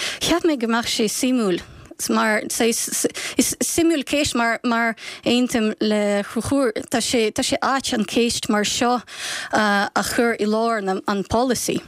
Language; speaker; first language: Irish; non-native, fluent; Ukrainian